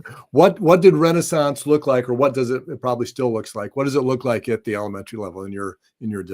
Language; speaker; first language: English; native; English